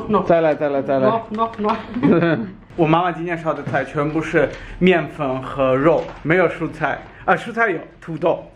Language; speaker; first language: Chinese; non-native, fluent; German